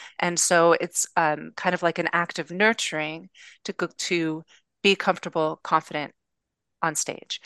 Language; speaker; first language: English; native; English